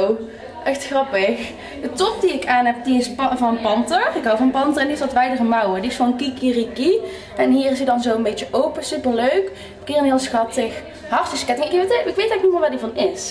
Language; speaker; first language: Dutch; native; Dutch